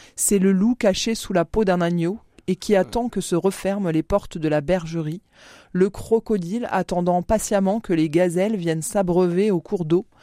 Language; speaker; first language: French; native; French